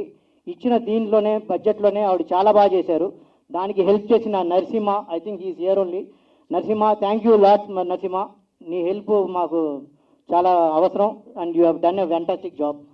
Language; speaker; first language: Telugu; native; Telugu